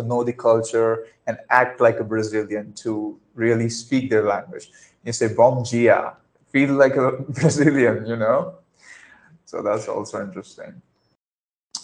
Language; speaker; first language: English; non-native, local second language; Marathi